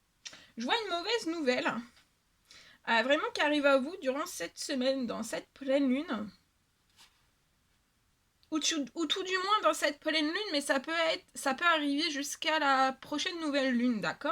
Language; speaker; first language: French; native; French